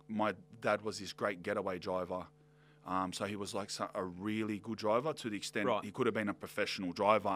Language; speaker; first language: English; native; English